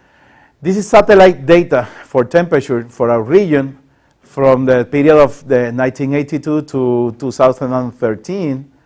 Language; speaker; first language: English; non-native, local second language; Spanish